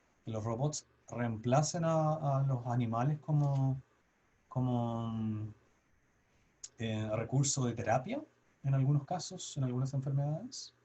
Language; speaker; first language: Spanish; native; Spanish